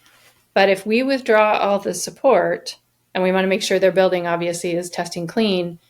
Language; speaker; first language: English; native; English